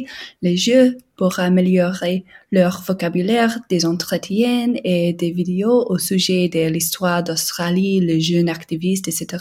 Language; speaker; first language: French; non-native, fluent; English